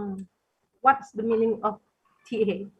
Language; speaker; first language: English; non-native, learner; Indonesian